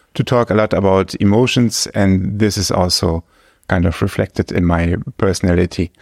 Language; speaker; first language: English; non-native, fluent; German